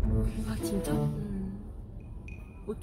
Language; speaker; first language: Korean; non-native, learner; Japanese